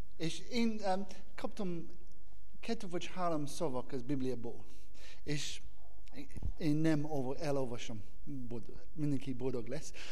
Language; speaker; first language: Hungarian; non-native, learner; English